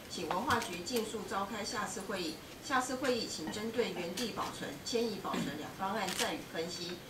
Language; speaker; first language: Chinese; native; Chinese